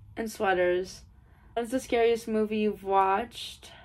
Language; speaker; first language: English; native; English